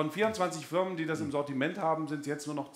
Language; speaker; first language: German; native; German